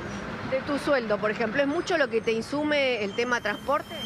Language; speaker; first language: Spanish; native; Spanish